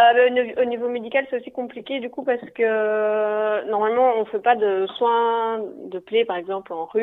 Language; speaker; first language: French; native; French